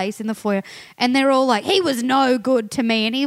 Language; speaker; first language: English; native; English